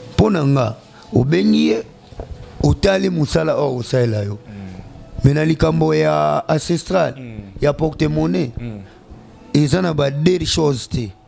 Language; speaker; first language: Lingala; non-native, local second language; Kongo